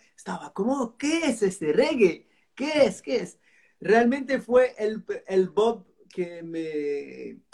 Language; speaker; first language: Spanish; non-native, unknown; French